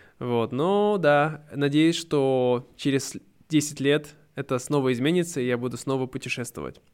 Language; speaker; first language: Russian; native; Russian